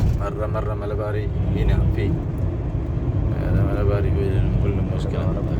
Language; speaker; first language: Arabic; non-native, learner; Malayalam